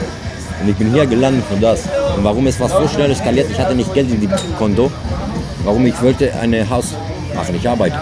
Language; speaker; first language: German; non-native, learner; Greek